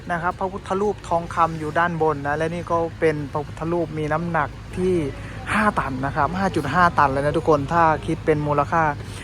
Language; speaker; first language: Thai; native; Thai